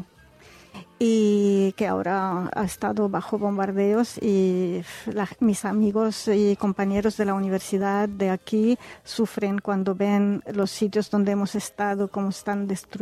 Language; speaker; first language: Spanish; non-native, fluent; Arabic